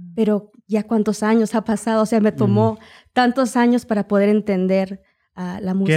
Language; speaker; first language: Spanish; early bilingual, heritage; Spanish